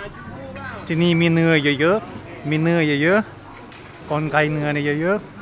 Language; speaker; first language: Thai; non-native, learner; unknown